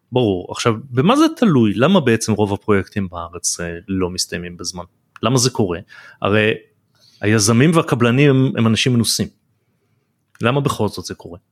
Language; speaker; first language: Hebrew; native; Hebrew